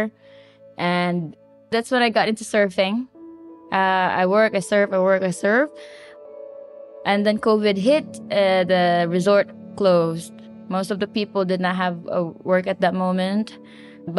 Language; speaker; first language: English; non-native, local second language; Cebuano